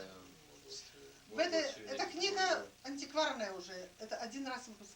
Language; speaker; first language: Russian; native; Russian